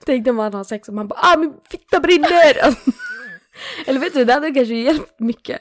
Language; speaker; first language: Swedish; native; Swedish